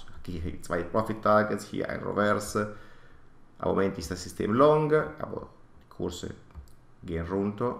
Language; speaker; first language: German; non-native, fluent; Italian